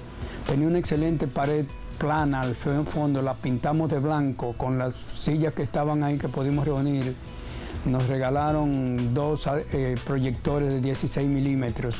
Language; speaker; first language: Spanish; native; Spanish